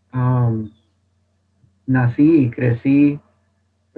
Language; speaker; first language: Spanish; non-native, fluent; English